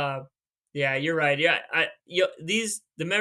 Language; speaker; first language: English; native; English